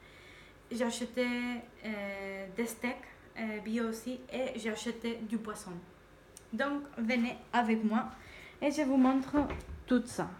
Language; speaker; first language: French; non-native, fluent; Spanish